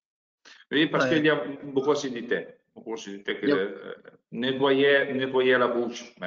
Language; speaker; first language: French; non-native, learner; Italian